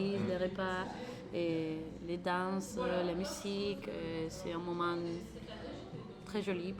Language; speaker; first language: French; non-native, learner; Spanish